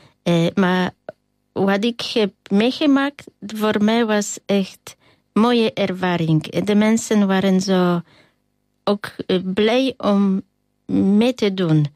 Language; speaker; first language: Dutch; non-native, fluent; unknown